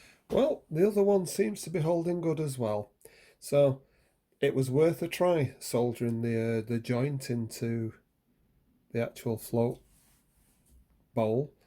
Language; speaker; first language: English; native; English